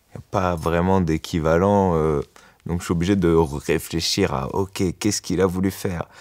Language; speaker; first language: French; native; French